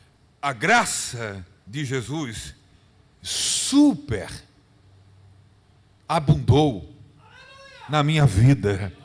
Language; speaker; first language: Portuguese; native; Portuguese